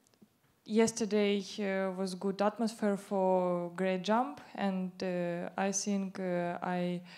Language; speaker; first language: English; non-native, learner; Ukrainian